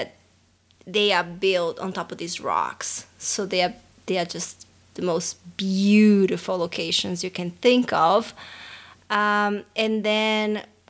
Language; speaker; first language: English; non-native, fluent; Portuguese